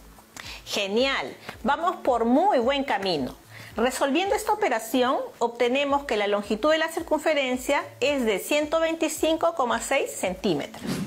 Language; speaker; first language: Spanish; native; Spanish